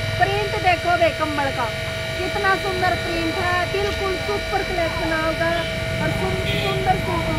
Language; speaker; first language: Hindi; native; Hindi